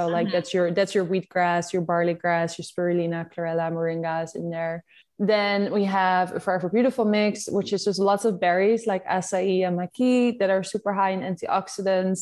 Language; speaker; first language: English; non-native, fluent; Dutch